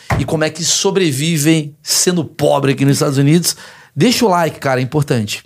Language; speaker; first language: Portuguese; native; Portuguese